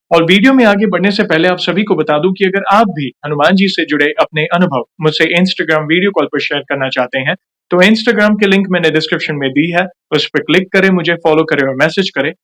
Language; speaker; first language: Hindi; native; Hindi